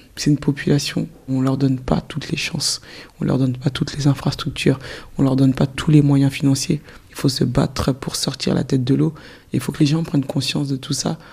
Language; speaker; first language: French; early bilingual, other home language; Soninke